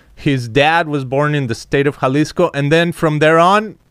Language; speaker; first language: English; non-native, fluent; Spanish